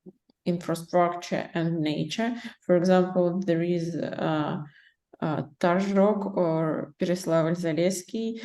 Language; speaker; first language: English; non-native, learner; Russian